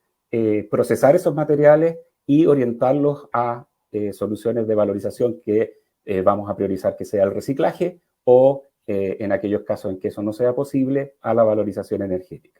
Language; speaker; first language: Spanish; native; Spanish